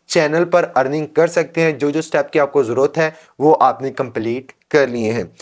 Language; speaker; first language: Urdu; non-native, local second language; Punjabi